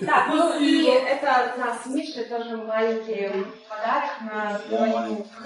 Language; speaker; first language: Russian; native; Russian